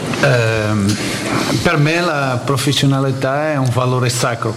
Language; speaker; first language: Italian; non-native, fluent; Portuguese